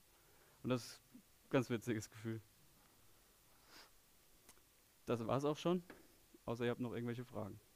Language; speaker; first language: German; native; German